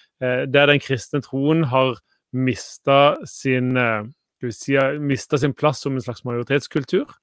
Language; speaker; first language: Norwegian; native; Norwegian